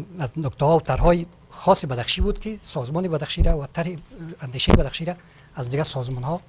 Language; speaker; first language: Persian; native; Persian